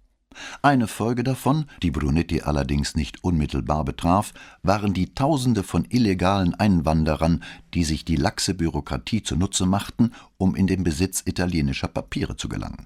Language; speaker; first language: German; native; German